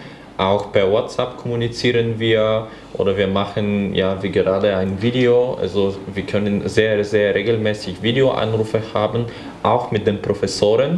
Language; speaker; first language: German; non-native, fluent; Bulgarian